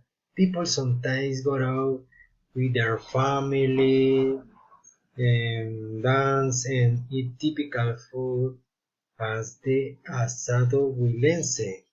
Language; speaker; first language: English; non-native, learner; Spanish